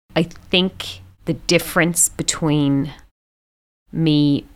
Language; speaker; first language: English; native; English